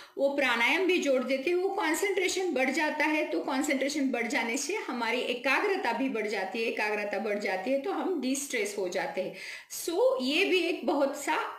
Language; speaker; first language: Hindi; non-native, local second language; Marathi